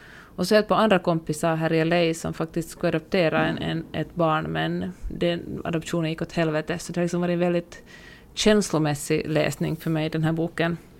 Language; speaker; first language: Swedish; native; Swedish